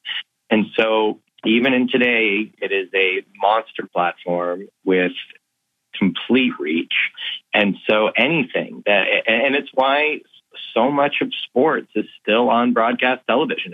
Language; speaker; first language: English; native; English